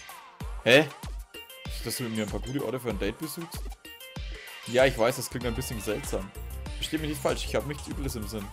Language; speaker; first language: German; native; German